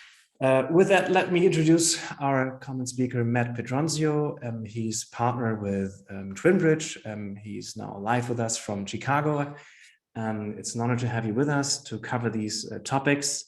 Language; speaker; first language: English; non-native, fluent; German